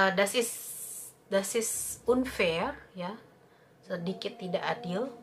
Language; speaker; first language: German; non-native, learner; Indonesian